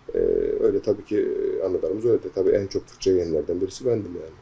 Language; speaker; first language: Turkish; native; Turkish